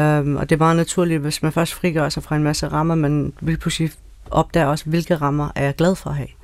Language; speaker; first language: Danish; early bilingual, other home language; Persian